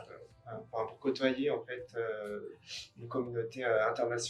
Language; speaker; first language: French; early bilingual, other home language; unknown